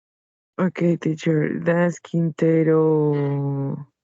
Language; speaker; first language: English; non-native, learner; Spanish